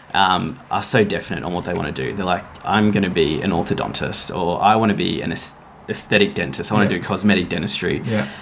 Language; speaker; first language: English; native; English